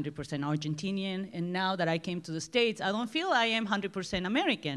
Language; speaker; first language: English; non-native, fluent; Spanish